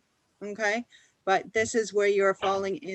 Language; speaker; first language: English; native; English